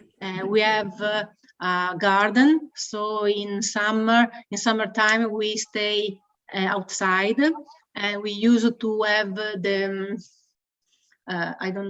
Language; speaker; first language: English; non-native, learner; Italian